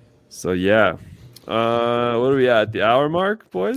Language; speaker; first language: English; native; English